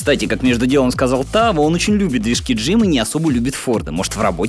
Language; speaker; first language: Russian; native; Russian